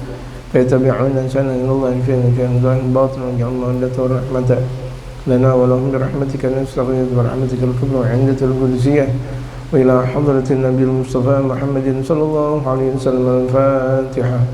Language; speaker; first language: Arabic; non-native, fluent; Indonesian